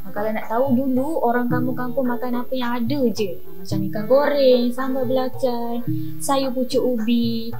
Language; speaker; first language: Malay; native; Malay